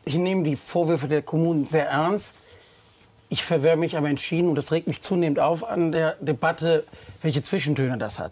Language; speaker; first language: German; native; German